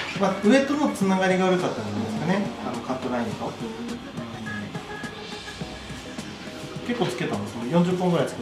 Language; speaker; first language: Japanese; native; Japanese